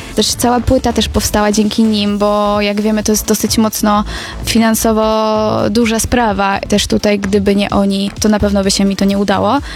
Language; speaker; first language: Polish; native; Polish